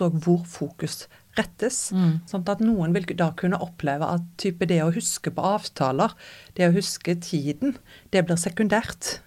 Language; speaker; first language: Norwegian; native; Norwegian